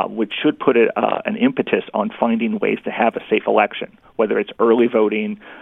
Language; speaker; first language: English; native; English